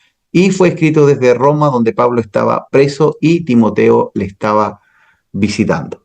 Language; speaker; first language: Spanish; native; Spanish